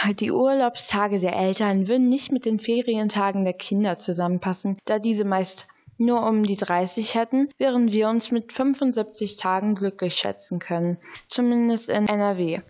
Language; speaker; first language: German; native; German